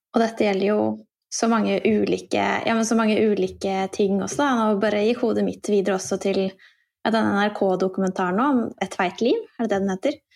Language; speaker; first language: Norwegian; native; Norwegian